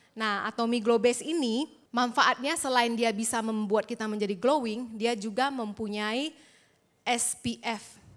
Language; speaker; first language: Indonesian; native; Indonesian